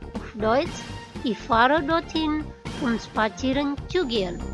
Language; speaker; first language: German; non-native, fluent; Indonesian